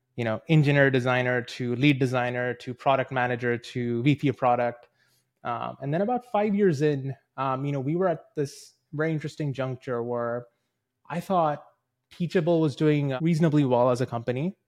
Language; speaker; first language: English; early bilingual, other home language; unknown